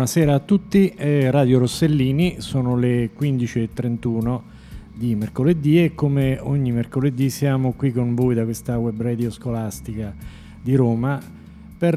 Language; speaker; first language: Italian; native; Italian